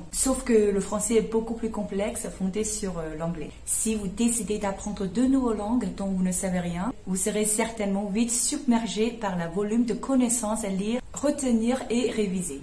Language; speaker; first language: French; non-native, fluent; Chinese